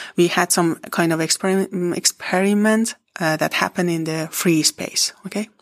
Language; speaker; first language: English; non-native, fluent; Persian